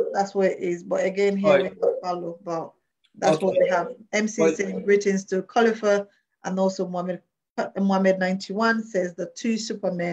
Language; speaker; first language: English; non-native, local second language; Krio